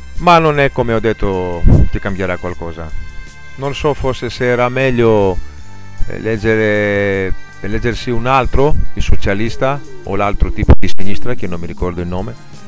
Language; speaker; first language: Italian; non-native, fluent; Greek